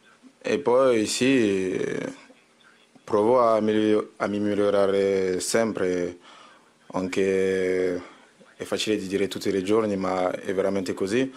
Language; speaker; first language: Italian; non-native, fluent; French